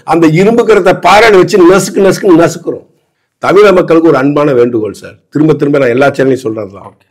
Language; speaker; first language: Tamil; native; Tamil